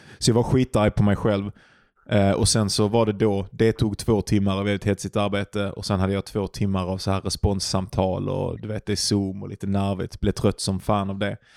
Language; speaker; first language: Swedish; native; Swedish